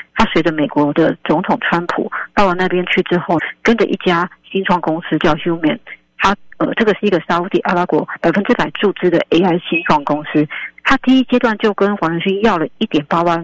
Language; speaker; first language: Chinese; native; Chinese